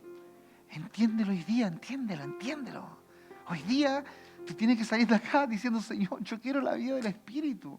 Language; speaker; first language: Spanish; native; Spanish